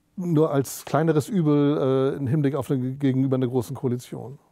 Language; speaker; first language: German; native; German